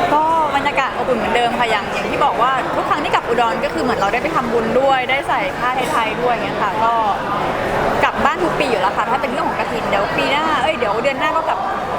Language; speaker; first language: Thai; native; Thai